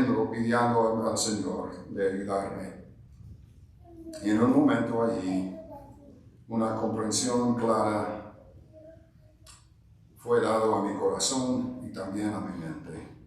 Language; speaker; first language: Spanish; non-native, fluent; English